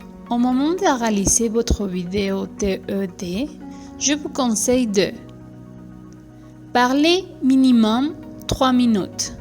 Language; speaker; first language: French; non-native, fluent; Spanish